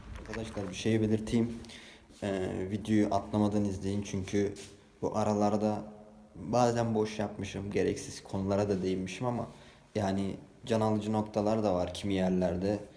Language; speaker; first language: Turkish; native; Turkish